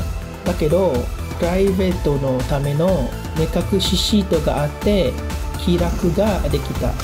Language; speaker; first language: Japanese; non-native, fluent; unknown